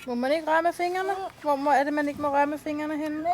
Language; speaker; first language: Danish; native; Danish